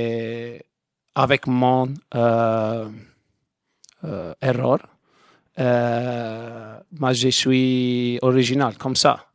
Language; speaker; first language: French; non-native, learner; Italian